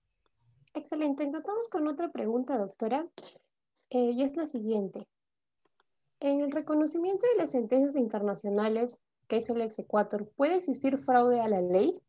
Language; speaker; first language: Spanish; native; Spanish